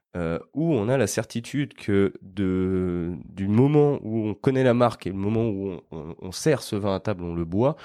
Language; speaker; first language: French; native; French